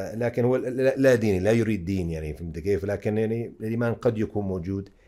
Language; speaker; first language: Arabic; non-native, fluent; English